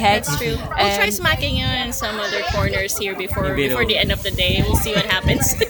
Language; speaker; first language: English; non-native, local second language; Filipino